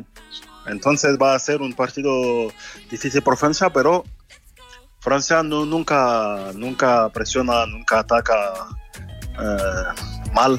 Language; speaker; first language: Spanish; non-native, fluent; French